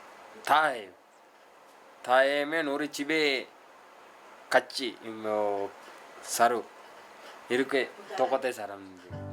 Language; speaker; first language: Korean; non-native, learner; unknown